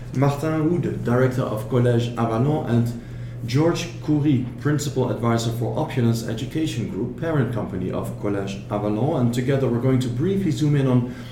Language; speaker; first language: English; non-native, fluent; Dutch